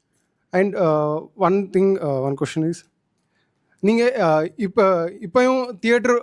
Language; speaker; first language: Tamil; non-native, learner; Telugu